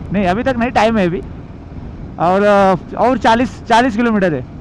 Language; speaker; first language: Hindi; non-native, local second language; Marathi